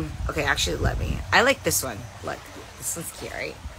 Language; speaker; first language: English; native; English